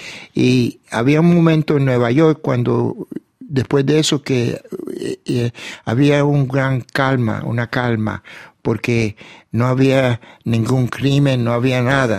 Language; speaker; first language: Spanish; early bilingual, heritage; Spanish